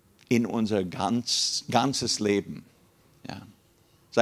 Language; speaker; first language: German; non-native, fluent; English